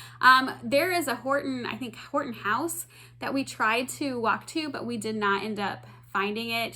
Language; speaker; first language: English; native; English